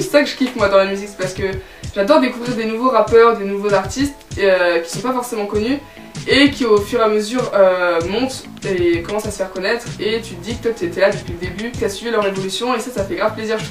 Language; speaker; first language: French; native; French